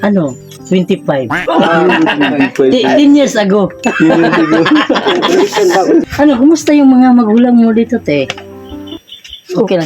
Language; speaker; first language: Filipino; non-native, local second language; Cebuano